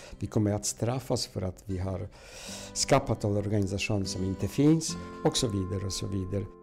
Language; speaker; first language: Swedish; non-native, fluent; Polish